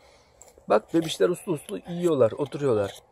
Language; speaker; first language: Turkish; native; Turkish